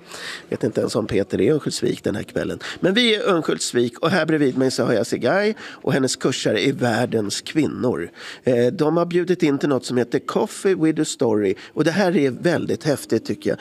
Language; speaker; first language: Swedish; native; Swedish